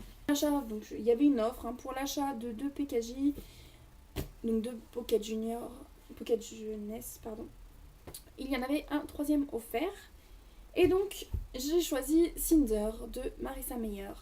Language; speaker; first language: French; native; French